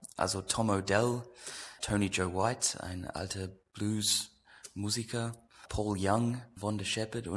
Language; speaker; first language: German; non-native, learner; English